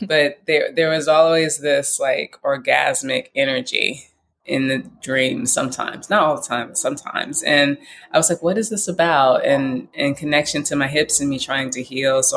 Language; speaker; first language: English; native; English